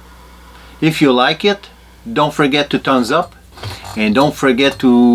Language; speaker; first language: English; non-native, fluent; French